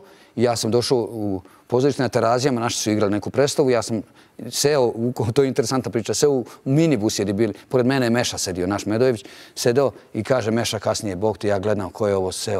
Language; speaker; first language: Bosnian; native; Bosnian